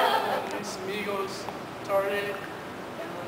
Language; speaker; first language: Spanish; non-native, learner; English